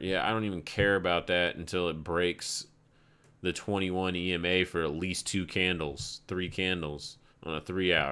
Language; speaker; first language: English; native; English